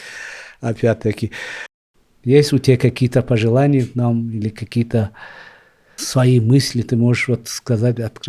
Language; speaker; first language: Russian; non-native, local second language; Tajik